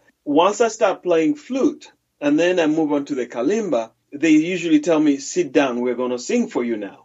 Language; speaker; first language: English; non-native, local second language; Ganda